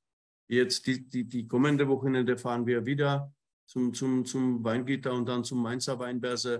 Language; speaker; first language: German; non-native, fluent; Czech